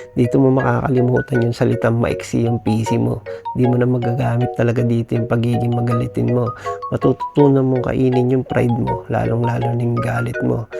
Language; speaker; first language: Filipino; native; Filipino